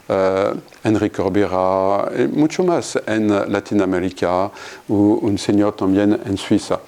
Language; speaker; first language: Spanish; non-native, fluent; French